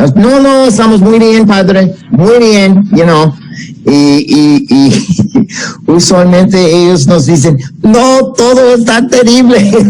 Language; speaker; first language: Spanish; non-native, fluent; English